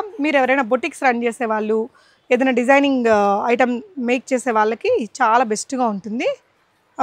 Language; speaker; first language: Telugu; native; Telugu